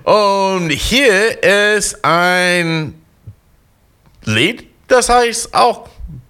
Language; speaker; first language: German; non-native, fluent; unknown